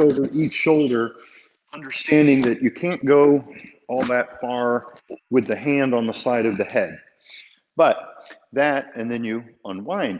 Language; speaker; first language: English; native; English